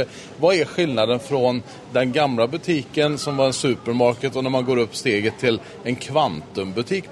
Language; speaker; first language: Swedish; native; Swedish